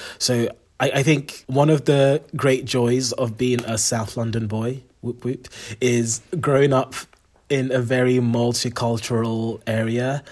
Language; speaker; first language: English; native; English